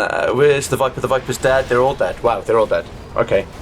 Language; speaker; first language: English; native; English